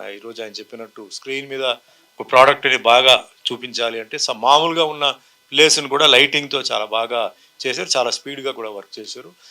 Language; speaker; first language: Telugu; native; Telugu